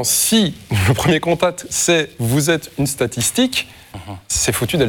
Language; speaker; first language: French; native; French